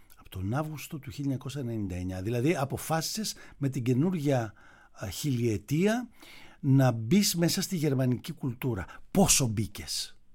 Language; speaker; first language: Greek; native; Greek